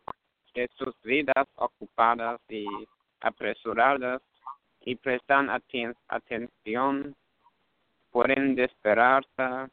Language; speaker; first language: Spanish; non-native, learner; English